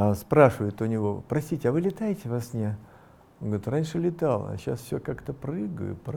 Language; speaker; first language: Russian; native; Russian